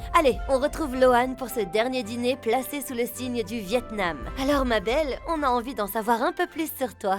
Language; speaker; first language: French; native; French